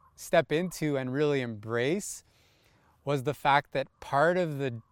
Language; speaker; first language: English; native; English